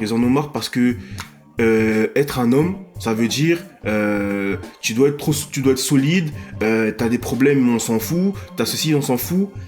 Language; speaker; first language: French; native; French